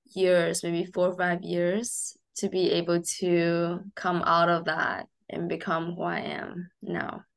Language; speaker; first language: English; non-native, fluent; Chinese